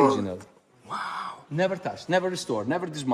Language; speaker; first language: English; non-native, fluent; Italian